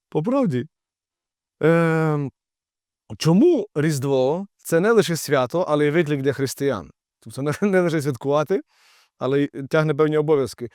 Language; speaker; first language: Ukrainian; native; Ukrainian